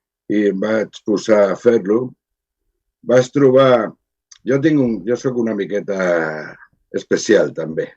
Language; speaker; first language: Catalan; non-native, local second language; Spanish